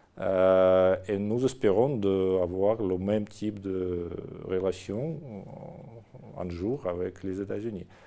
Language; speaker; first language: French; non-native, fluent; Russian